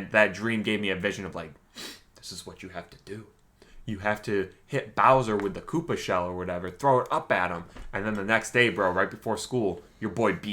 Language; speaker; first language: English; native; English